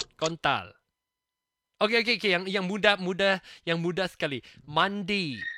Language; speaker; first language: Malay; non-native, local second language; Chinese